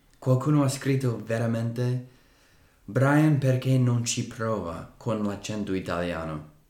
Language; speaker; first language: Italian; non-native, fluent; English